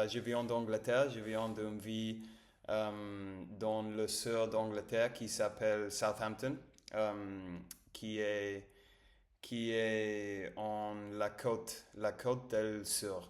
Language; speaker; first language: French; non-native, learner; Spanish